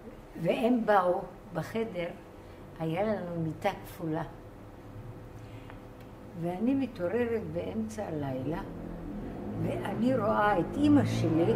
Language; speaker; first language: Hebrew; non-native, fluent; Bulgarian